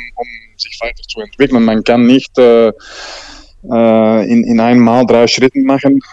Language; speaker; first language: German; non-native, learner; Dutch